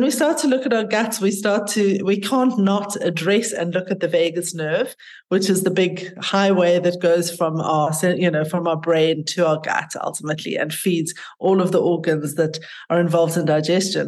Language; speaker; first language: English; native; English